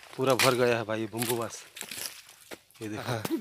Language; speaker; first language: Hindi; non-native, local second language; Gujarati